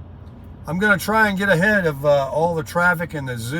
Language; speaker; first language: English; native; English